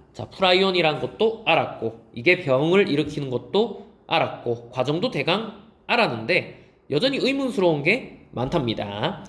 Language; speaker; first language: Korean; native; Korean